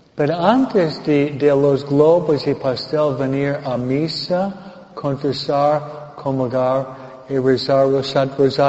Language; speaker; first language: Spanish; non-native, fluent; English